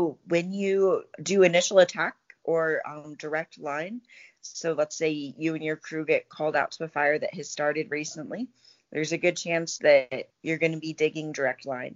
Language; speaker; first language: English; native; English